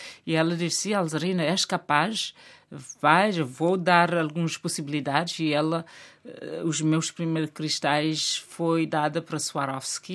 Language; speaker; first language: Portuguese; non-native, local second language; Kabuverdianu